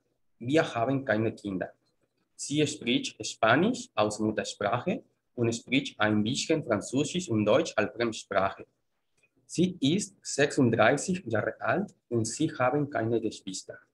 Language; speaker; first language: German; non-native, learner; Spanish